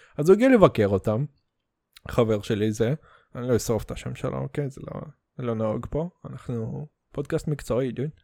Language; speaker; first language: Hebrew; early bilingual, other home language; Russian